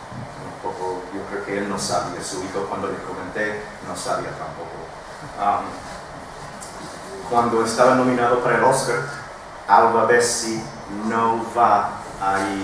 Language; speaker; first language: Spanish; non-native, fluent; English